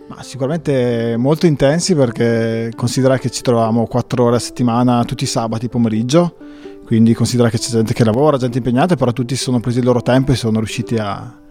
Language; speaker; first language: Italian; native; Italian